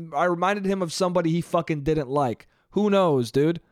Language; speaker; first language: English; native; English